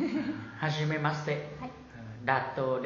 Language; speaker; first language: Japanese; non-native, learner; Vietnamese